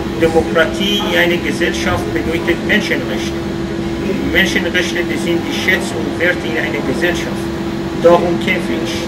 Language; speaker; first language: German; non-native, fluent; Persian